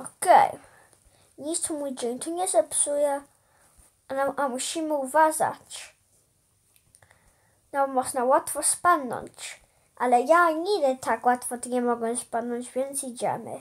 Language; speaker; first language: Polish; early bilingual, heritage; Polish